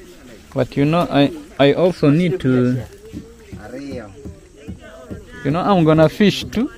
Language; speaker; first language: English; non-native, fluent; Rundi